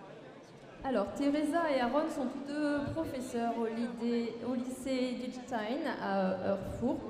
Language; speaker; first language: French; native; French